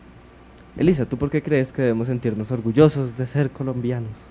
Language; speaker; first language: Spanish; native; Spanish